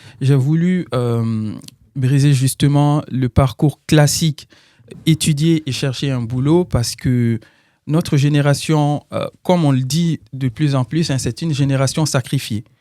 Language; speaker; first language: French; non-native, local second language; Bambara